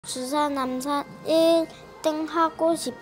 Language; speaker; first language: Korean; early bilingual, other home language; Mongolian